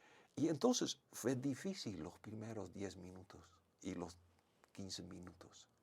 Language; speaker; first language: Spanish; non-native, fluent; Dutch